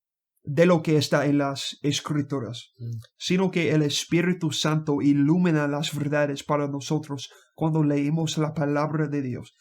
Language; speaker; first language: Spanish; non-native, learner; English